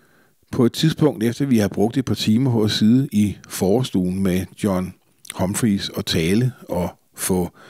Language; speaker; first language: Danish; native; Danish